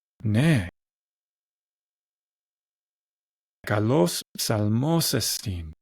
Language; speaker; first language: Greek; non-native, learner; English